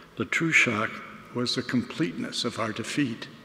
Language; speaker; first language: English; native; English